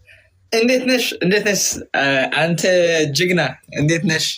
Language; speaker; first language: Amharic; non-native, learner; Tigrinya